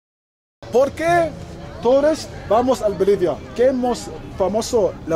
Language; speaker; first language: Spanish; non-native, learner; English